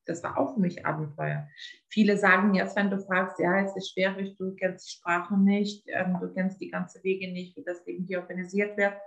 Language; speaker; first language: German; non-native, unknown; Lithuanian